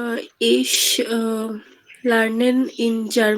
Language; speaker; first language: German; non-native, learner; Bangla